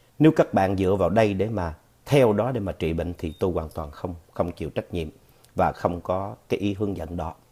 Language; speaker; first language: Vietnamese; native; Vietnamese